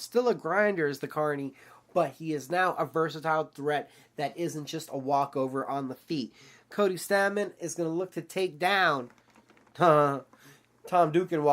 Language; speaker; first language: English; native; English